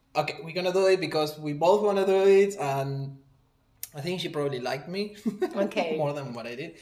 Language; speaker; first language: English; non-native, fluent; Spanish